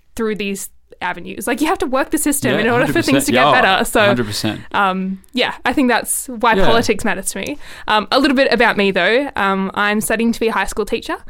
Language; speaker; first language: English; native; English